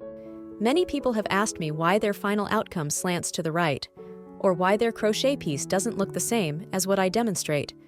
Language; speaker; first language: English; non-native, fluent; Chinese